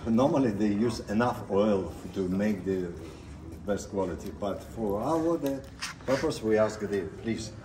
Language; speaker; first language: English; non-native, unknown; Uzbek